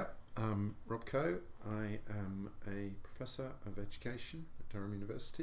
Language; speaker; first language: English; native; English